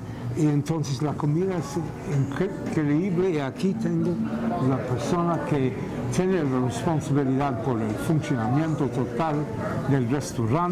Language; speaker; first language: Spanish; non-native, fluent; English